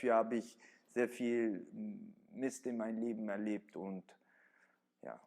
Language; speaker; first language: German; early bilingual, other home language; Italian